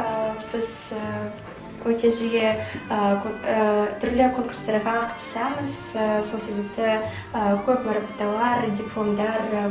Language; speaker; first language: Kazakh; non-native, local second language; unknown